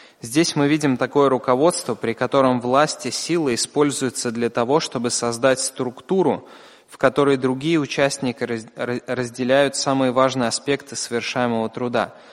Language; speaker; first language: Russian; native; Russian